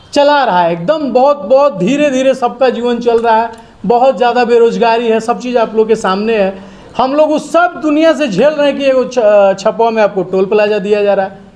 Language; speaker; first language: Hindi; native; Hindi